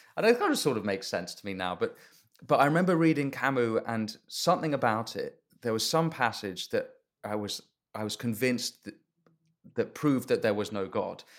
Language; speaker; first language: English; native; English